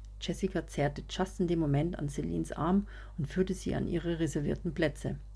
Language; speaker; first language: German; native; German